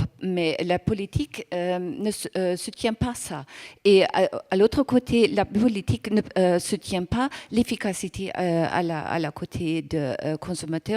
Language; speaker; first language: French; non-native, fluent; German